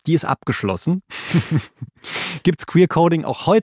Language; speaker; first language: German; native; German